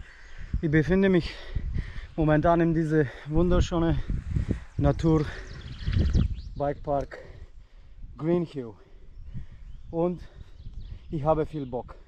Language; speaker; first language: German; non-native, fluent; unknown